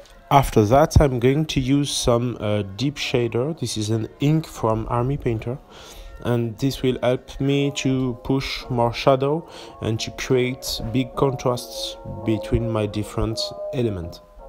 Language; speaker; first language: English; non-native, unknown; French